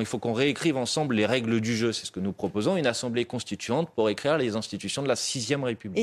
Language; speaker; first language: French; native; French